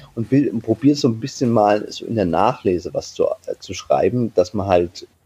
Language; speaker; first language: German; native; German